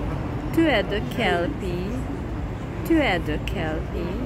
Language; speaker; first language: French; non-native, learner; Hungarian